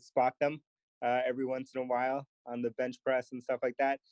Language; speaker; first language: English; early bilingual, other home language; Spanish